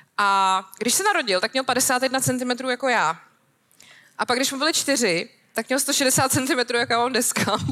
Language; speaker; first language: Czech; native; Czech